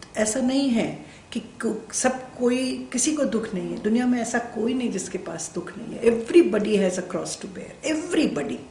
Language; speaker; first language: Hindi; native; Hindi